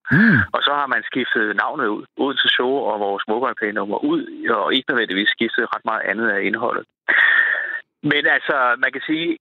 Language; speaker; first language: Danish; native; Danish